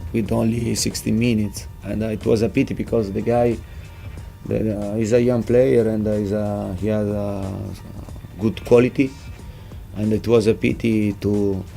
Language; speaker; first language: English; non-native, fluent; Italian